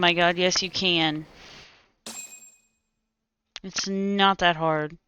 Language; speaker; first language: English; native; English